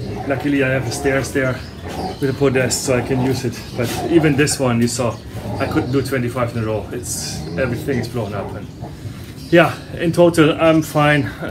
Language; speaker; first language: English; non-native, fluent; German